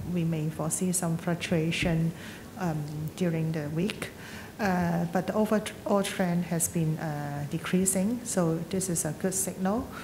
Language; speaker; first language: English; non-native, local second language; Cantonese